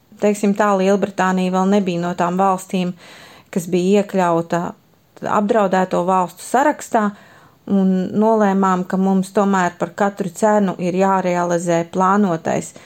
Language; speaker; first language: Latvian; native; Latvian